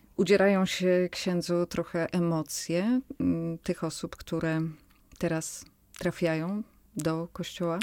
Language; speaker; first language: Polish; native; Polish